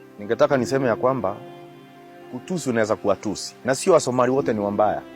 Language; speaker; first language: Swahili; non-native, local second language; Kikuyu